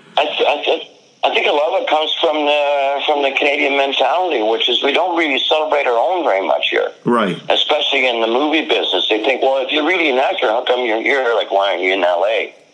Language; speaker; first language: English; native; English